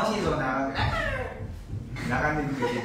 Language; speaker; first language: Korean; non-native, learner; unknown